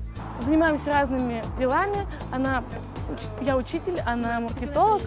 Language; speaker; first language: Russian; native; Russian